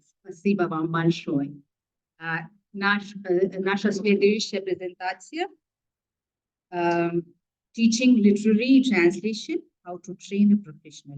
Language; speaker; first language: Russian; non-native, fluent; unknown